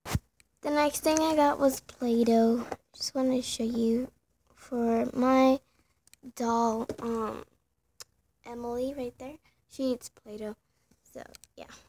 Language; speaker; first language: English; native; English